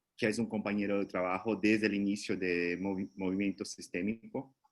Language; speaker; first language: Spanish; non-native, fluent; Portuguese